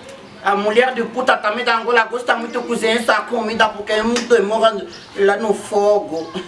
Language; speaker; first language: Portuguese; non-native, learner; Lingala